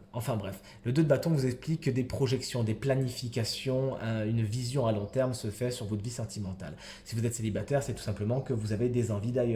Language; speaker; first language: French; native; French